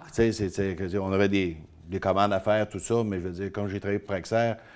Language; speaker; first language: French; native; French